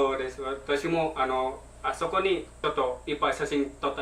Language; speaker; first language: Japanese; non-native, learner; Indonesian